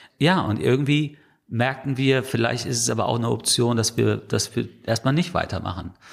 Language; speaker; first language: German; non-native, fluent; English